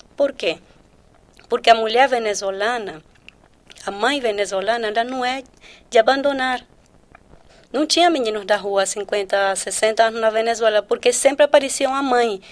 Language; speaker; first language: Portuguese; early bilingual, heritage; Portuguese